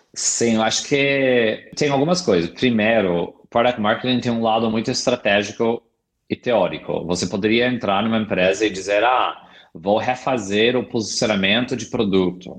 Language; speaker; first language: Portuguese; non-native, fluent; English